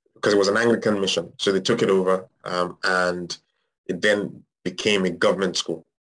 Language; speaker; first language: English; non-native, local second language; Yoruba